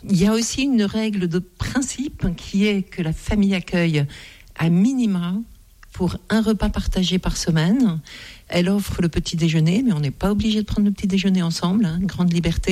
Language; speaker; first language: French; native; French